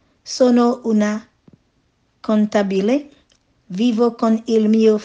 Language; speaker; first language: Italian; non-native, learner; Haitian Creole